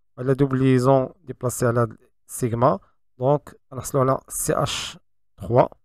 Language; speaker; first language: French; non-native, local second language; Arabic